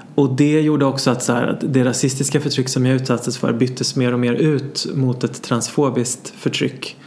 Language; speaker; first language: Swedish; native; Swedish